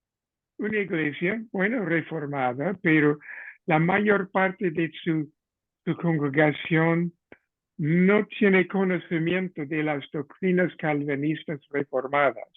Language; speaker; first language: Spanish; non-native, fluent; English